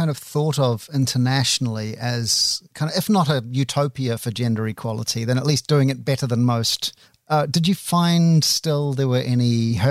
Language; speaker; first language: English; native; English